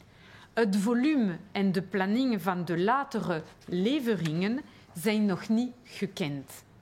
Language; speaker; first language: Dutch; non-native, local second language; French